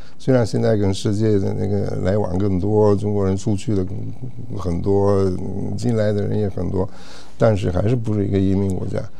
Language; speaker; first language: Chinese; non-native, fluent; Italian